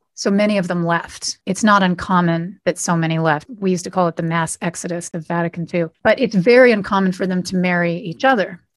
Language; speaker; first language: English; native; English